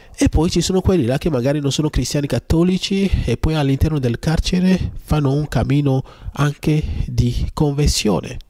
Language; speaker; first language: Italian; non-native, fluent; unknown